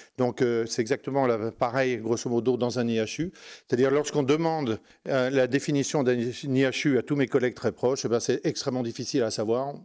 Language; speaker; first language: French; native; French